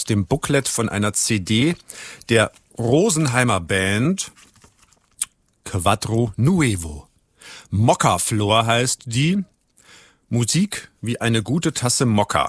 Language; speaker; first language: German; native; German